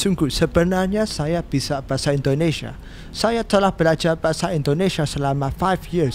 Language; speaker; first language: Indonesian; non-native, learner; English